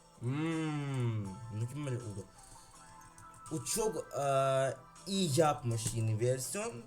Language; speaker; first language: Turkish; non-native, learner; Ukrainian